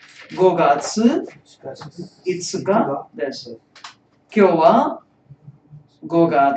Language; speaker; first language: Japanese; non-native, fluent; Tamil